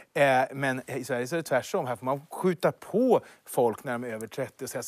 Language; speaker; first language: Swedish; native; Swedish